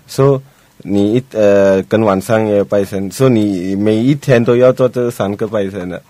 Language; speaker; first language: Chinese; non-native, local second language; Punjabi